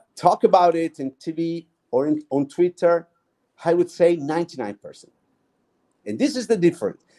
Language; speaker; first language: English; non-native, fluent; Italian